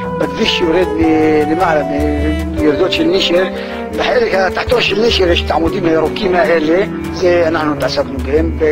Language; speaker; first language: Hebrew; non-native, local second language; Arabic